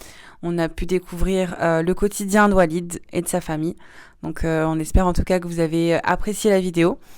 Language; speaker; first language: French; native; French